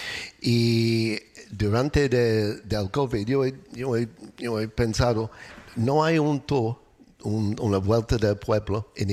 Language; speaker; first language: Spanish; non-native, learner; English